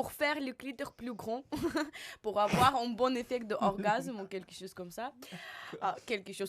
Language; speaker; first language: French; non-native, learner; Russian